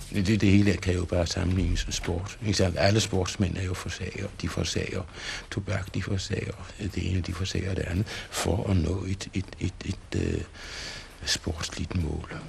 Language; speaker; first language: Danish; native; Danish